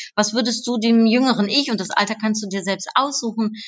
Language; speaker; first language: German; native; German